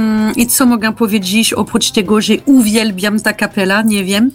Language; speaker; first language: Polish; non-native, learner; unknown